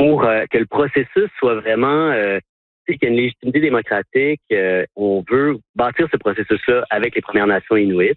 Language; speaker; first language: French; native; French